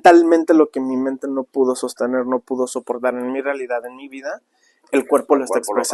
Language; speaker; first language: Spanish; native; Spanish